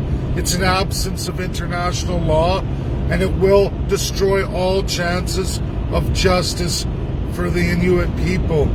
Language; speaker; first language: English; native; English